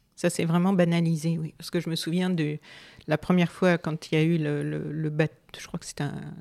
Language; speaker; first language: French; native; French